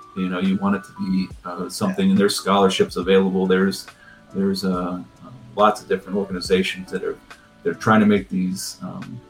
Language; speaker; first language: English; native; English